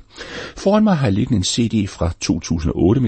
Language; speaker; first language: Danish; native; Danish